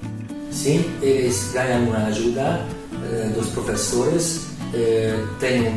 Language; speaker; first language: Portuguese; non-native, learner; Hungarian